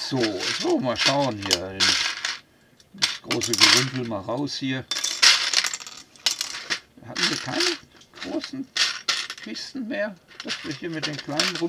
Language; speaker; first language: German; native; German